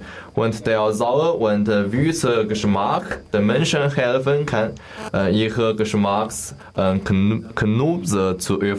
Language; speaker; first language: German; non-native, learner; Chinese